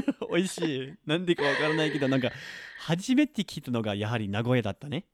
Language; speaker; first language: Japanese; non-native, fluent; English